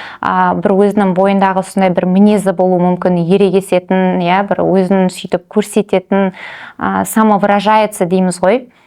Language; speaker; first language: Kazakh; non-native, local second language; Russian